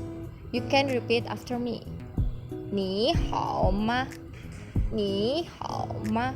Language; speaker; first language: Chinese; non-native, fluent; Indonesian